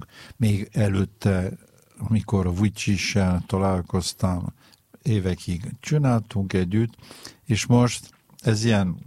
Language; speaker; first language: Hungarian; non-native, fluent; French